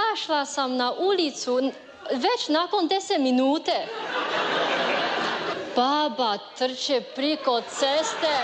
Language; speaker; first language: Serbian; non-native, learner; Chinese